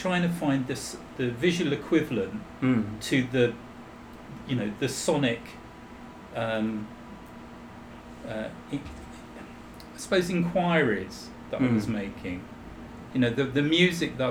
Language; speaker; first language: English; native; English